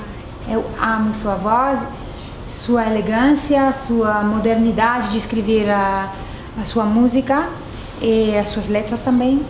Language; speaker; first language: Portuguese; non-native, fluent; Italian